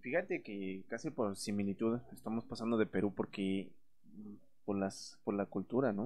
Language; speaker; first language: Spanish; native; Spanish